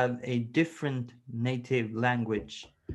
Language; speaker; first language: English; non-native, fluent; Swedish